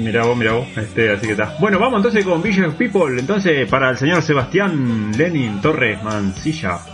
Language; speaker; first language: Spanish; native; Spanish